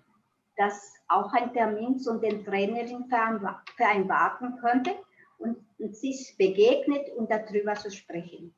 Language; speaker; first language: German; non-native, fluent; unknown